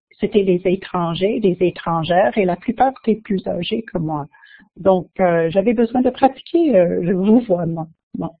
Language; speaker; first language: French; non-native, local second language; English